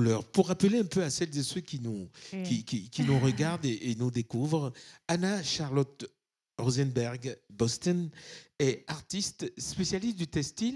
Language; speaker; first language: French; native; French